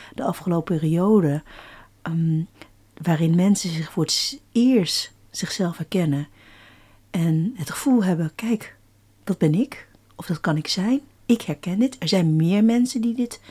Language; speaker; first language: Dutch; early bilingual, other home language; Chinese